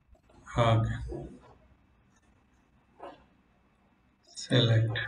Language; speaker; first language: English; non-native, local second language; Bangla